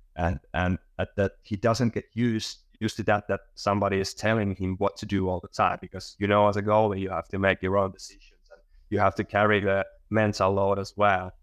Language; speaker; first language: English; non-native, fluent; Finnish